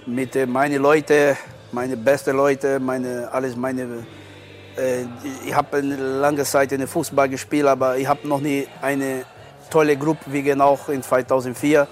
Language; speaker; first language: German; non-native, learner; Portuguese